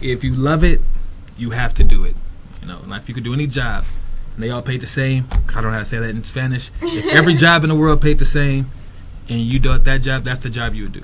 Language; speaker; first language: English; early bilingual, other home language; Spanish